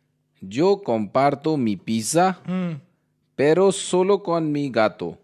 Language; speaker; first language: Spanish; non-native, learner; Hindi